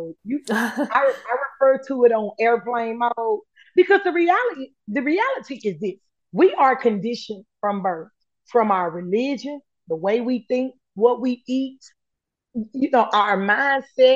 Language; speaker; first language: English; native; English